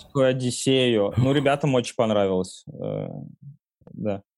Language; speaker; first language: Russian; native; Russian